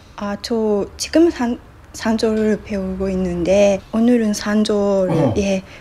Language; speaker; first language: Korean; non-native, fluent; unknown